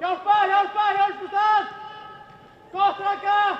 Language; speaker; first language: Icelandic; non-native, learner; Swedish